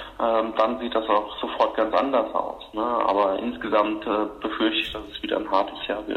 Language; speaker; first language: German; native; German